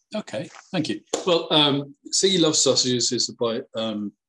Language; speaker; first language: English; native; English